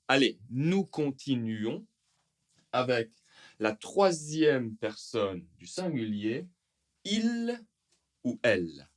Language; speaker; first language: French; native; French